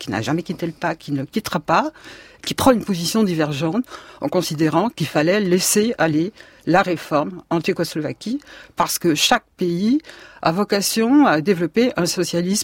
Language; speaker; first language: French; native; French